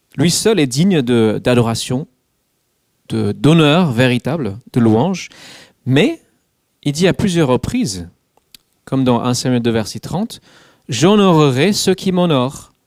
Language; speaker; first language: French; non-native, fluent; English